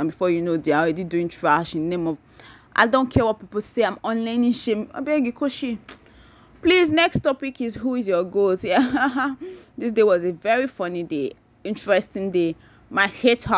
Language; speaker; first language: English; non-native, local second language; Yoruba